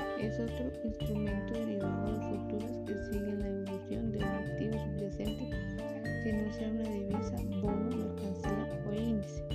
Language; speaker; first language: Spanish; native; Spanish